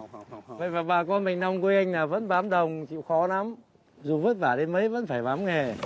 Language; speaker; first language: Vietnamese; native; Vietnamese